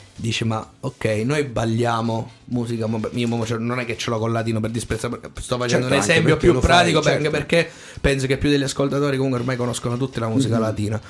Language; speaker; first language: Italian; native; Italian